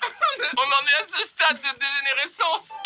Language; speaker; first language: French; native; French